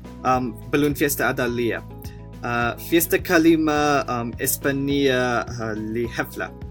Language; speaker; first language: Arabic; non-native, learner; English